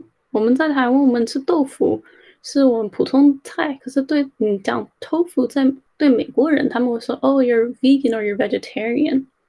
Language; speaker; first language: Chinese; early bilingual, heritage; Chinese